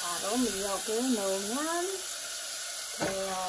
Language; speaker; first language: Korean; non-native, fluent; Khmer